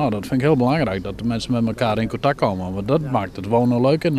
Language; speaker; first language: Dutch; native; Dutch